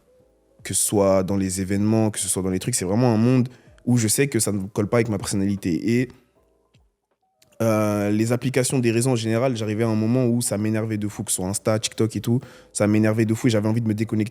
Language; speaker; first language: French; native; French